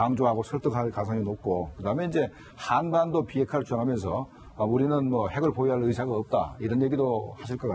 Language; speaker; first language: Korean; native; Korean